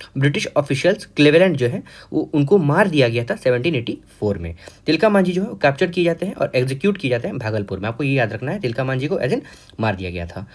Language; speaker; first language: Hindi; native; Hindi